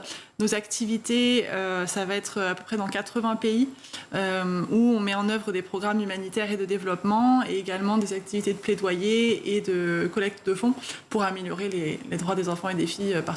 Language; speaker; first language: French; native; French